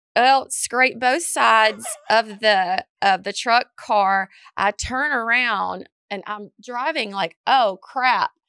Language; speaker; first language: English; native; English